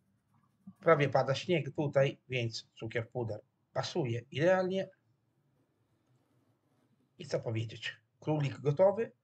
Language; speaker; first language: Polish; non-native, fluent; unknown